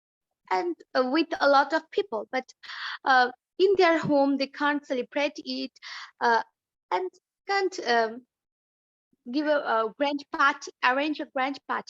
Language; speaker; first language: English; non-native, learner; Bangla